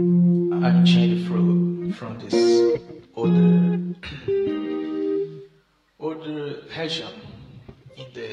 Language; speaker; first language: English; non-native, learner; Portuguese